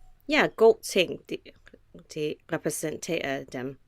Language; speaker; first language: Danish; non-native, learner; English